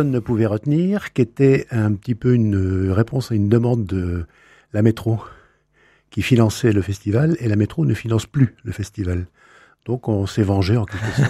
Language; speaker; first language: French; native; French